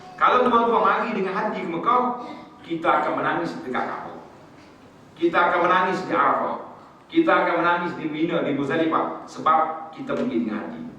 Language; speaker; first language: Malay; native; Malay